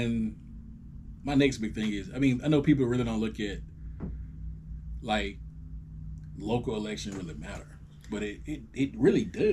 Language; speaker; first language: English; native; English